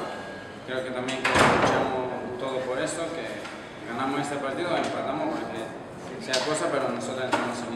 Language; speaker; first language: Spanish; non-native, learner; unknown